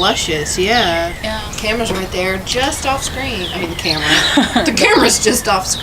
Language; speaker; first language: English; native; English